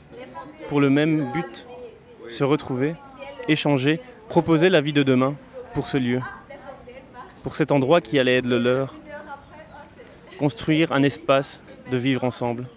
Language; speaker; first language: French; native; French